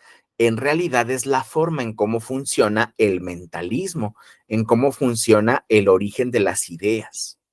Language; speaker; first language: Spanish; native; Spanish